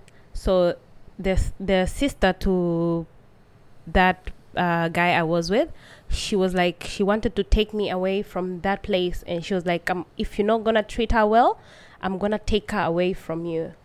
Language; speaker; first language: English; non-native, local second language; Swahili